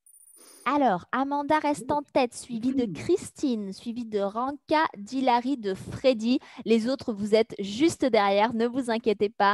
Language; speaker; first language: French; native; French